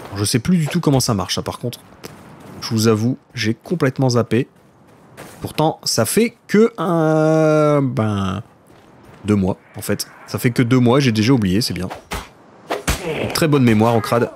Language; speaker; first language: French; native; French